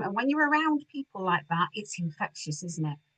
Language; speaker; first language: English; native; English